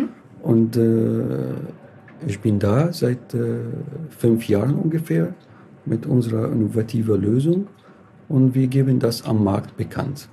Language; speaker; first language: German; non-native, fluent; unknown